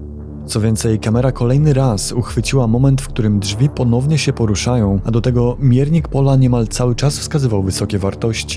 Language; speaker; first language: Polish; native; Polish